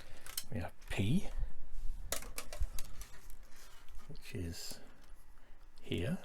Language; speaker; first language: English; native; English